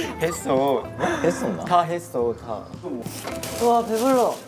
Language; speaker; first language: Korean; non-native, fluent; Japanese